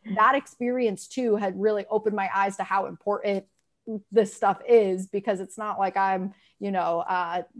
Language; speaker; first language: English; native; English